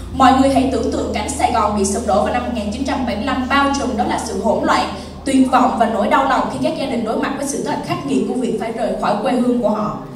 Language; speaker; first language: Vietnamese; early bilingual, heritage; Vietnamese